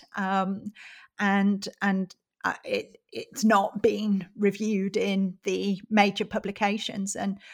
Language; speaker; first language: English; native; English